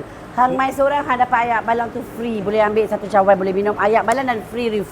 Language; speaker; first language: Malay; native; Malay